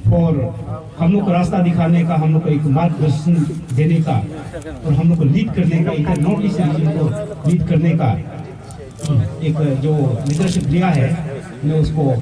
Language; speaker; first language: Hindi; non-native, local second language; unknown